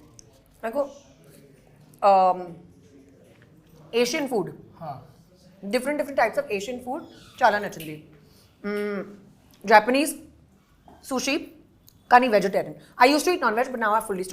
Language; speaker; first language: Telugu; non-native, learner; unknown